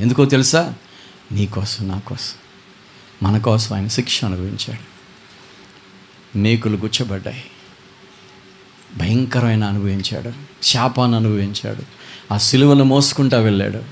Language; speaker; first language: Telugu; native; Telugu